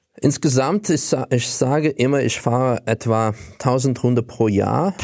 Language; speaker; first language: German; non-native, fluent; Russian